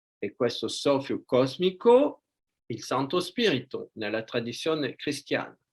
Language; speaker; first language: Italian; non-native, fluent; French